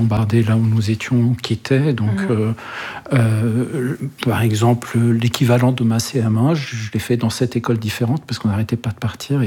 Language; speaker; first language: French; early bilingual, other home language; Arabic